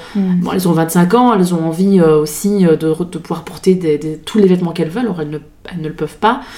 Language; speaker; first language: French; native; French